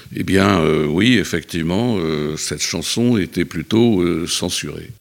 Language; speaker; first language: French; native; French